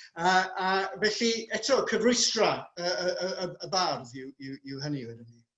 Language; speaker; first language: Welsh; non-native, local second language; English